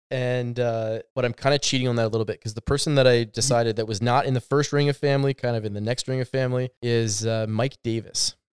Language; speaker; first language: English; native; English